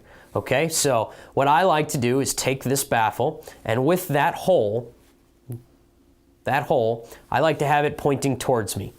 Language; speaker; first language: English; native; English